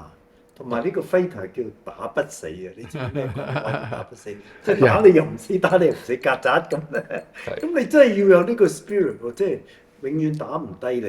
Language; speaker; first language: Cantonese; native; Cantonese